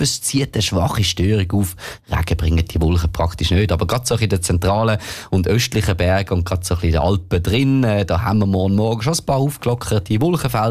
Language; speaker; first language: German; native; German